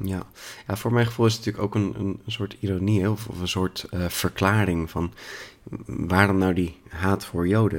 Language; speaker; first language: Dutch; native; Dutch